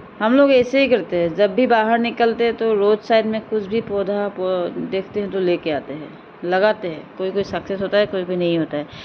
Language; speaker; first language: Hindi; non-native, local second language; Assamese